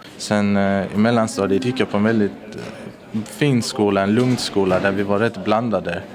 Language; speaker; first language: Swedish; early bilingual, other home language; Persian